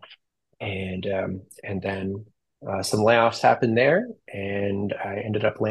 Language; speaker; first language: English; native; English